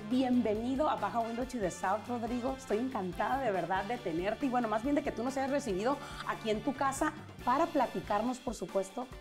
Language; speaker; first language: Spanish; native; Spanish